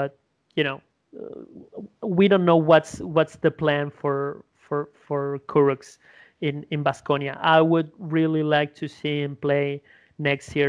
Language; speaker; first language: English; non-native, fluent; Spanish